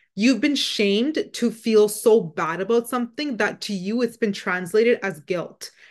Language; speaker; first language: English; non-native, fluent; Punjabi